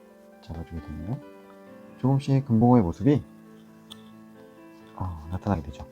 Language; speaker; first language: Korean; native; Korean